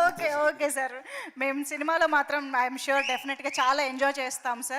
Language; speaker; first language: Telugu; native; Telugu